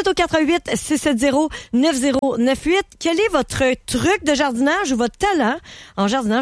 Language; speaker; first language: French; native; French